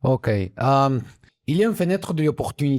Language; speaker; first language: French; non-native, learner; Spanish